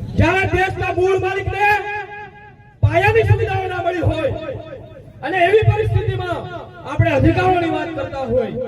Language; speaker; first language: Gujarati; non-native, local second language; Bhili